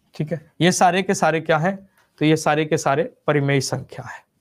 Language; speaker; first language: Hindi; native; Hindi